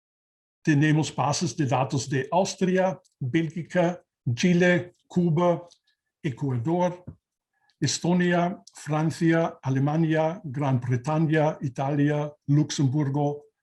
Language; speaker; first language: Spanish; non-native, learner; German